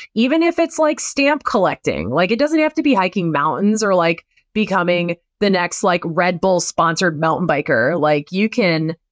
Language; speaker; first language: English; native; English